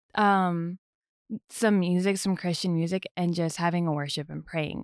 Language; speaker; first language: English; native; English